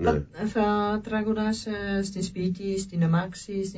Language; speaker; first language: Greek; non-native, learner; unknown